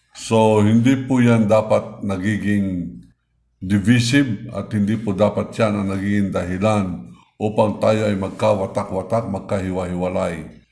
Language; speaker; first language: Filipino; non-native, local second language; Iloko